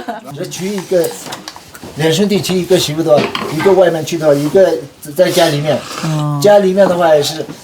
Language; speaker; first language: Chinese; non-native, local second language; Tibetan